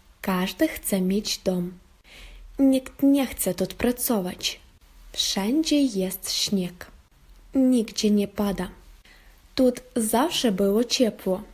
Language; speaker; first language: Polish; non-native, fluent; Ukrainian